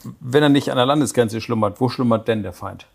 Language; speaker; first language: German; native; German